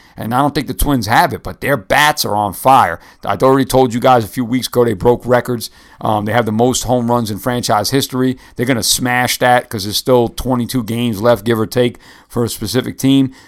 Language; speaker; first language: English; native; English